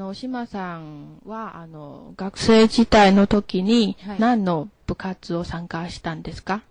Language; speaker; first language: Japanese; non-native, learner; Chinese